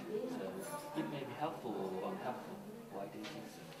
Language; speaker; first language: English; non-native, learner; Korean